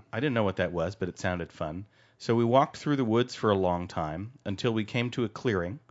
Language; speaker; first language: English; native; English